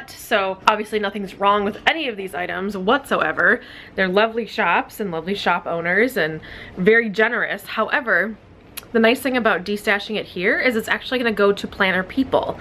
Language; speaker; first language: English; native; English